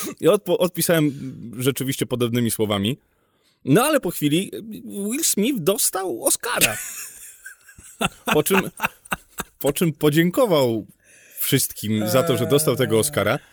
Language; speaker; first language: Polish; native; Polish